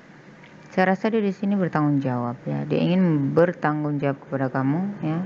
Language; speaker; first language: Indonesian; native; Indonesian